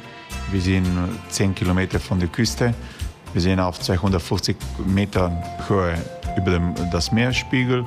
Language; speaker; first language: German; non-native, learner; Croatian